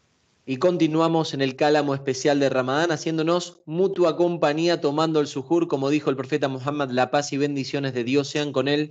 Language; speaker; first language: Spanish; native; Spanish